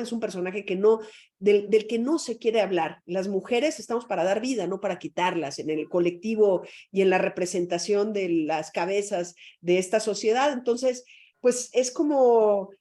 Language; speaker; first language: Spanish; native; Spanish